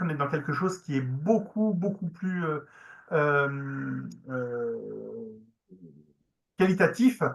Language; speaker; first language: French; native; French